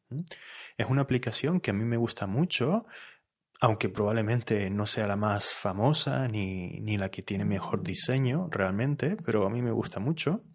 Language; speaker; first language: Spanish; native; Spanish